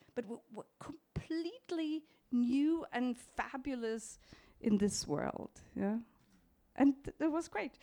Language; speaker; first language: English; non-native, fluent; German